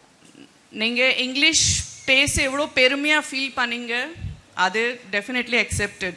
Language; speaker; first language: Tamil; non-native, local second language; Gujarati